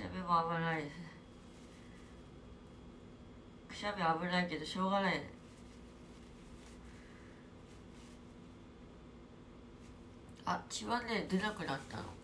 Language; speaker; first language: Japanese; native; Japanese